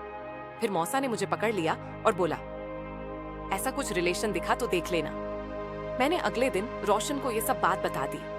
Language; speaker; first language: Hindi; native; Hindi